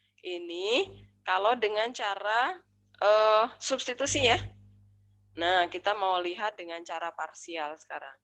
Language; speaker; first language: Indonesian; native; Indonesian